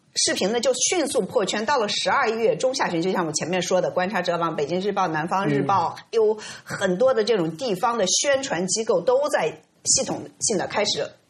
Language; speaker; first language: Chinese; native; Chinese